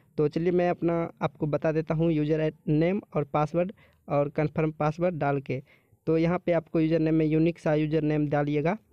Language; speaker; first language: Hindi; native; Hindi